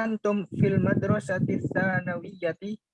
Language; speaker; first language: Arabic; non-native, learner; Javanese